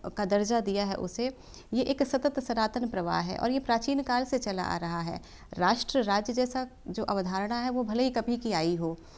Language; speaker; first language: Hindi; native; Hindi